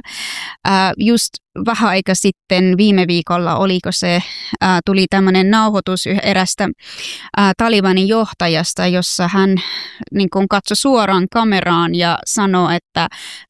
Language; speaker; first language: Finnish; non-native, fluent; Persian